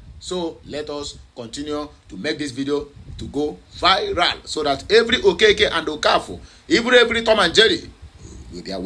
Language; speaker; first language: English; non-native, local second language; Igbo